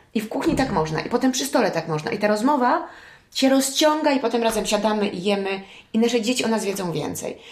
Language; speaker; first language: Polish; early bilingual, heritage; Polish